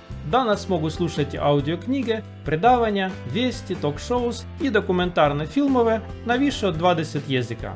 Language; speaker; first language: Croatian; non-native, learner; Russian